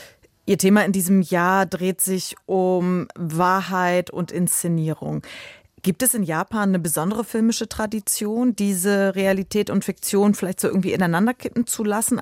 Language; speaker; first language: German; native; German